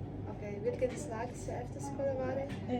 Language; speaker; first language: Danish; non-native, learner; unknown